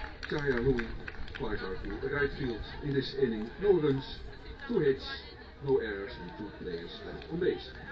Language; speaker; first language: English; non-native, fluent; Dutch